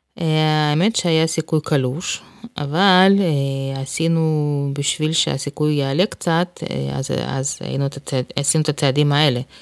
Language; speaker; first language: Hebrew; non-native, fluent; Russian